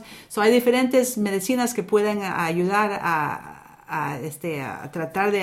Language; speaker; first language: Spanish; early bilingual, other home language; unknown